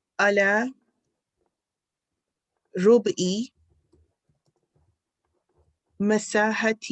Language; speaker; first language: Arabic; non-native, learner; English